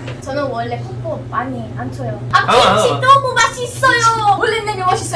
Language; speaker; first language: Korean; non-native, learner; Italian